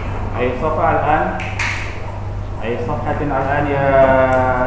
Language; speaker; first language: Arabic; non-native, fluent; Indonesian